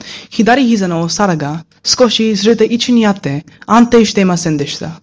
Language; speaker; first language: Japanese; non-native, learner; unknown